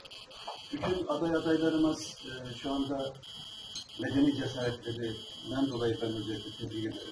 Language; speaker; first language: Turkish; native; Turkish